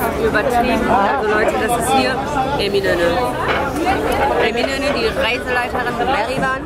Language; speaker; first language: German; early bilingual, other home language; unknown